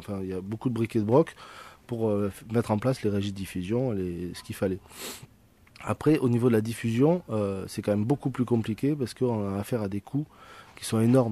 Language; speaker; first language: French; native; French